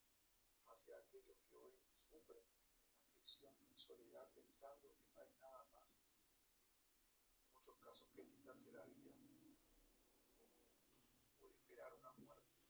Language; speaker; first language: Spanish; native; Spanish